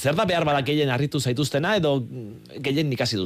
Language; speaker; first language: Basque; native; Basque